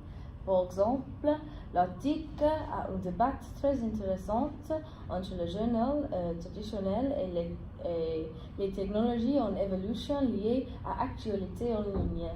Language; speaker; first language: French; non-native, fluent; English